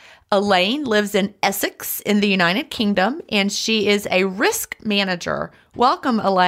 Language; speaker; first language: English; native; English